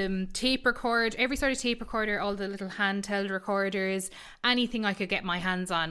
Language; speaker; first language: English; native; English